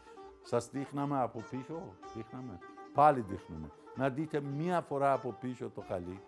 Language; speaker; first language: Greek; non-native, learner; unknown